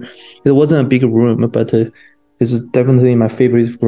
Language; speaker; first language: English; non-native, fluent; Chinese